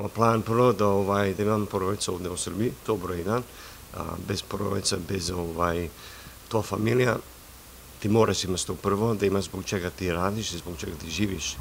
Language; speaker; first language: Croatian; early bilingual, heritage; English